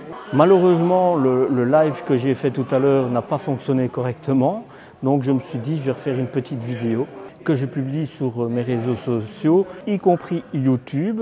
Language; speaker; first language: French; native; French